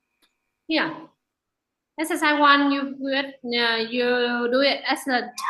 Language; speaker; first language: English; non-native, fluent; Vietnamese